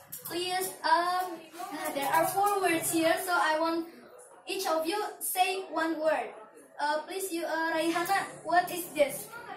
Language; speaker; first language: English; non-native, fluent; Indonesian